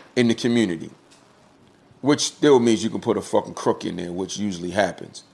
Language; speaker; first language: English; native; English